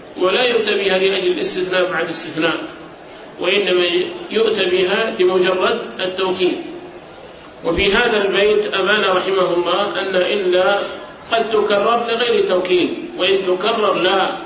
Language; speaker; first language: Arabic; native; Arabic